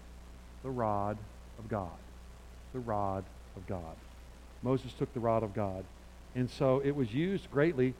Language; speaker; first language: English; native; English